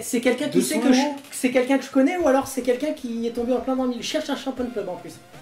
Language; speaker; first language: French; native; French